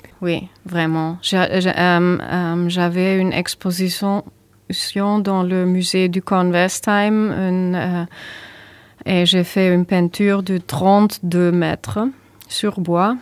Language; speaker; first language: French; non-native, learner; German